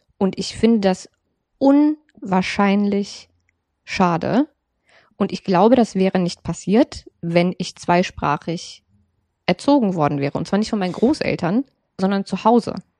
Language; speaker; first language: German; native; German